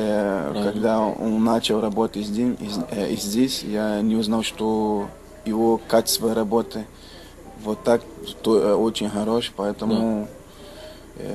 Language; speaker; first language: Russian; non-native, learner; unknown